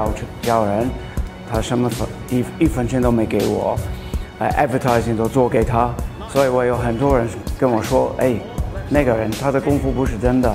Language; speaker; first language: Chinese; non-native, fluent; English